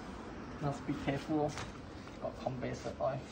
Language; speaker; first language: English; non-native, local second language; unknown